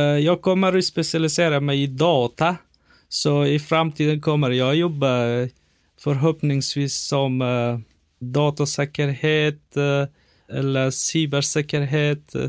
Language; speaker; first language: Swedish; non-native, fluent; Persian